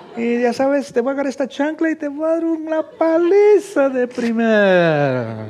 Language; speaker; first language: Spanish; early bilingual, heritage; Spanish